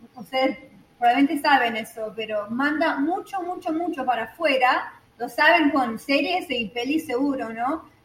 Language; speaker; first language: Spanish; non-native, fluent; English